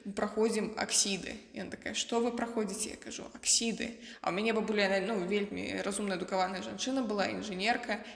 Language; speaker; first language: Belarusian; non-native, local second language; Russian